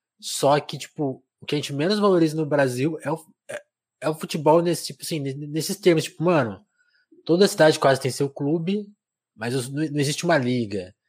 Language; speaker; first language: Portuguese; native; Portuguese